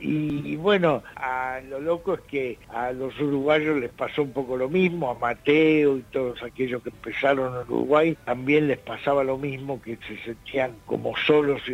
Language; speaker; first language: Spanish; native; Spanish